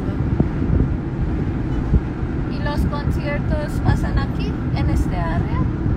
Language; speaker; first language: Spanish; non-native, learner; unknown